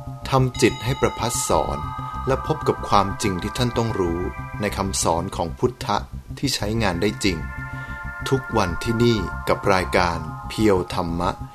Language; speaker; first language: Thai; native; Thai